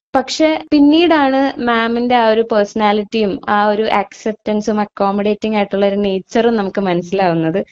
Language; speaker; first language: Malayalam; early bilingual, heritage; Malayalam